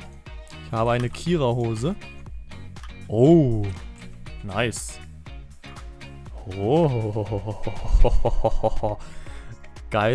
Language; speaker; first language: German; native; German